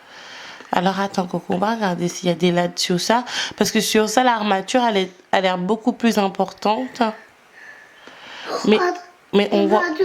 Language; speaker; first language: French; native; French